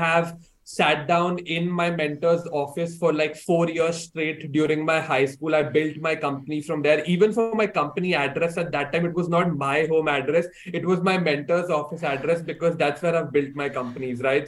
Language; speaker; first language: English; non-native, local second language; Hindi